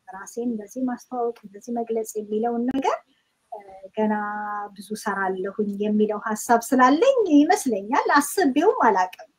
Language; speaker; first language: Amharic; native; Amharic